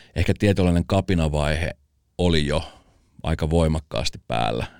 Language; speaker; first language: Finnish; early bilingual, other home language; Spanish